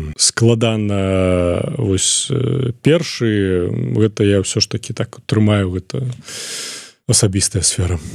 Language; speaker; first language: Belarusian; non-native, local second language; Russian